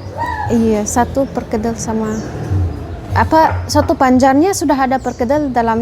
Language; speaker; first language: Indonesian; non-native, fluent; Arabic